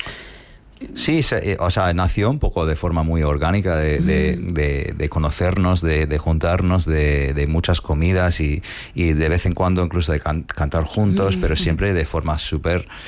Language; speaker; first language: Spanish; non-native, fluent; English